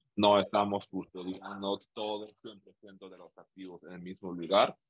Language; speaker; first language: Spanish; non-native, fluent; Chinese